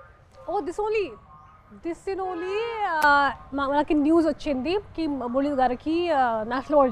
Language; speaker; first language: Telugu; non-native, fluent; Hindi